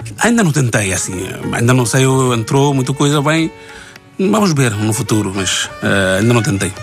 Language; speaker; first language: Portuguese; non-native, learner; Bangla